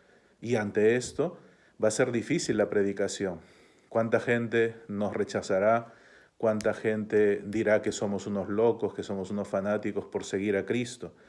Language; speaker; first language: Spanish; native; Spanish